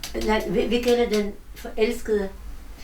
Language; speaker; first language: Danish; non-native, learner; Russian